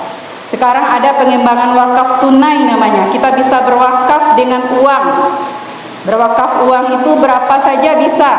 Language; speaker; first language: Indonesian; native; Indonesian